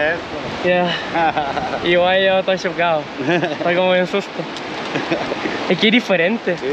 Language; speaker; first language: Spanish; non-native, learner; Thai